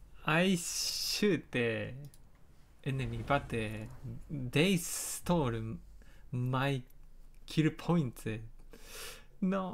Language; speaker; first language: English; non-native, learner; Japanese